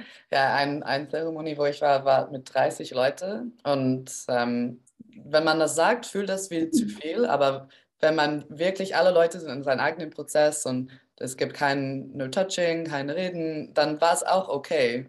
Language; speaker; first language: German; non-native, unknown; English